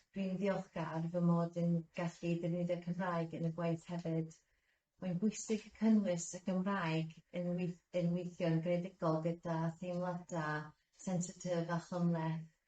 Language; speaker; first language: Welsh; non-native, fluent; English